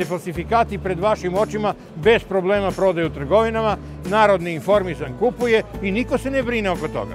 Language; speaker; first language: Serbian; native; Serbian